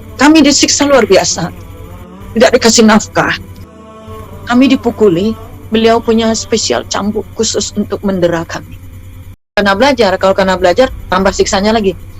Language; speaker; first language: Indonesian; native; Indonesian